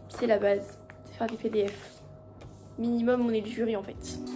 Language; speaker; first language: French; native; French